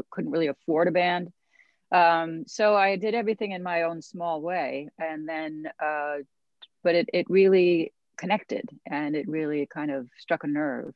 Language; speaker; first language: English; native; English